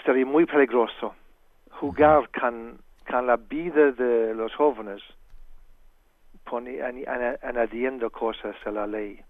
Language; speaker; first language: Spanish; non-native, fluent; English